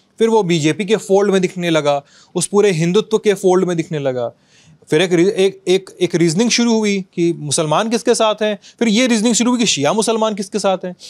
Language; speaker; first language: Hindi; native; Hindi